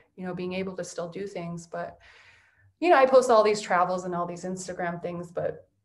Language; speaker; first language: English; native; English